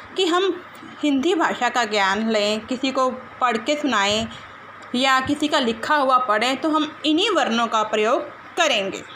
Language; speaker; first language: Hindi; non-native, local second language; Punjabi